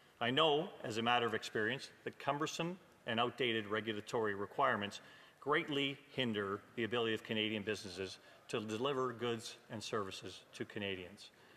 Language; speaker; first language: English; native; English